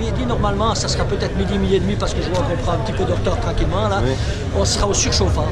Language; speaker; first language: French; native; French